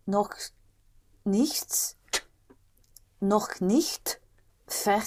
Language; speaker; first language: German; non-native, learner; English